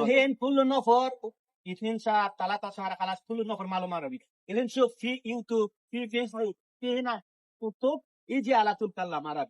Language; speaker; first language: Arabic; non-native, learner; Bangla